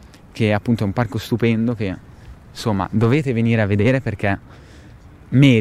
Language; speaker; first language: Italian; native; Italian